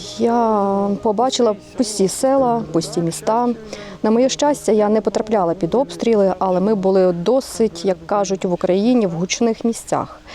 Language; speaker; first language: Ukrainian; non-native, fluent; Russian